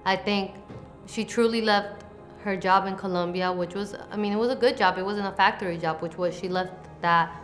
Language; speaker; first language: English; early bilingual, other home language; Spanish